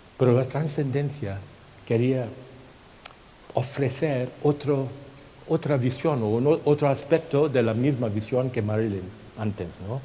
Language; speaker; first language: Spanish; non-native, fluent; Thai